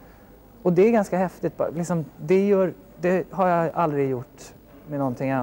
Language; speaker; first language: Swedish; native; Swedish